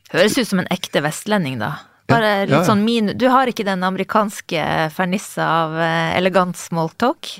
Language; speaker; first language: Norwegian; native; Norwegian